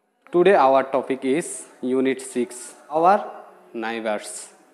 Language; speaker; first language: English; non-native, local second language; Bangla